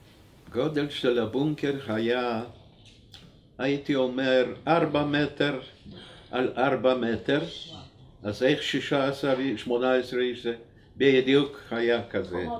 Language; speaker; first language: Hebrew; non-native, fluent; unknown